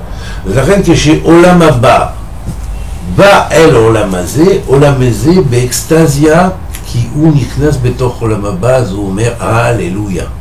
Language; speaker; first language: Hebrew; non-native, fluent; French